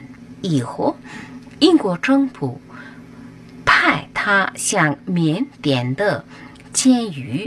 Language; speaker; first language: Chinese; non-native, learner; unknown